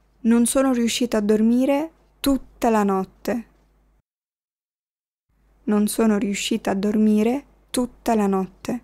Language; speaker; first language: Italian; non-native, fluent; Arabic